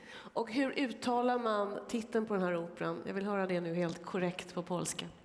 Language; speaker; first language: Swedish; native; Swedish